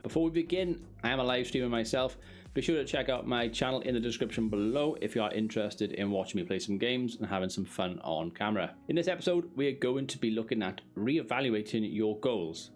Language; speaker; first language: English; native; English